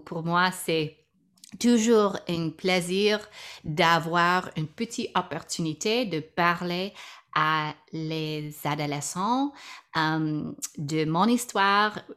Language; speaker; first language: French; non-native, learner; English